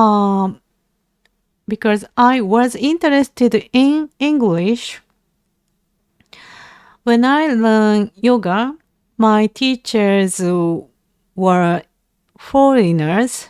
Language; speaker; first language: English; non-native, learner; Japanese